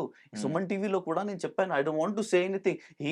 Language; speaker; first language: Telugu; non-native, local second language; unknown